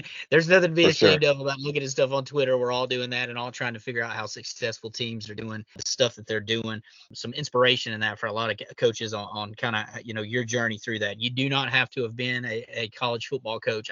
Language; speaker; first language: English; native; English